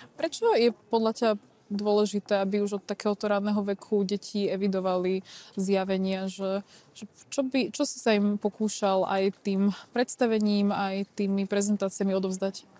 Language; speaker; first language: Slovak; native; Slovak